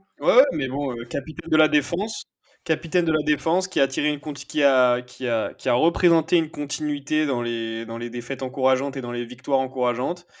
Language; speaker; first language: French; native; French